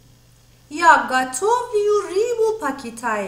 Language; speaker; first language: Russian; non-native, fluent; Persian